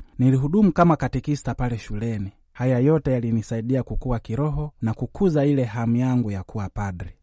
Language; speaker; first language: Swahili; native; Swahili